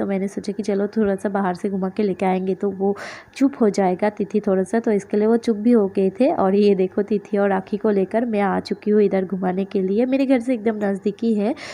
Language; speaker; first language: Hindi; non-native, local second language; Bangla